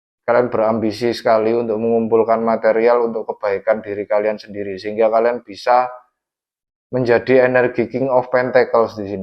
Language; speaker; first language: Indonesian; native; Indonesian